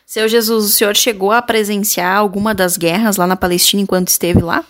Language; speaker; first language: Portuguese; native; Portuguese